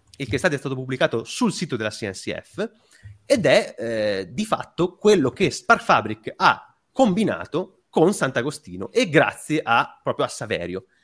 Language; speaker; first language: Italian; native; Italian